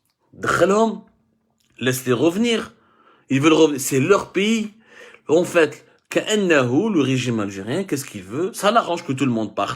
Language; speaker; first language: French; non-native, local second language; Arabic